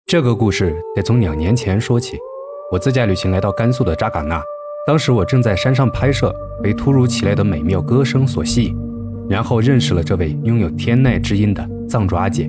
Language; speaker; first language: Chinese; native; Chinese